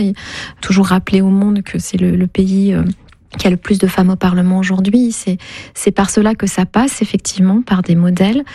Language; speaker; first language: French; non-native, local second language; Kinyarwanda